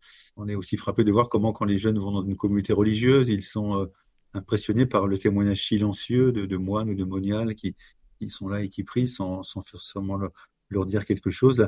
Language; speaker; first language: French; native; French